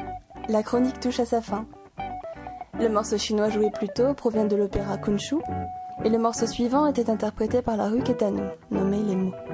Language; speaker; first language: French; native; French